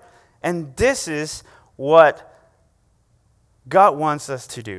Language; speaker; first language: English; non-native, fluent; Spanish